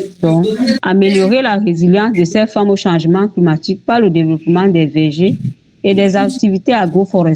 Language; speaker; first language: French; native; French